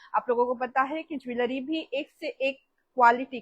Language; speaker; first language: Hindi; non-native, local second language; Bangla